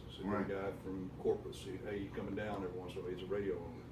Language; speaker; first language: English; native; English